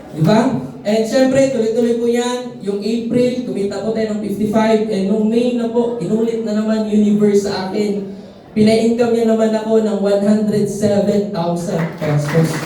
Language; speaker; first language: Filipino; non-native, local second language; Cebuano